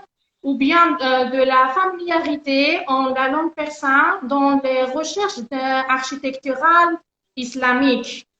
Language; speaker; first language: French; non-native, learner; Persian